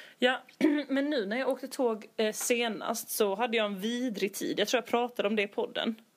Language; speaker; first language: Swedish; native; Swedish